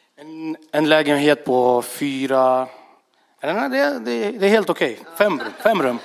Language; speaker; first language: Swedish; early bilingual, other home language; Russian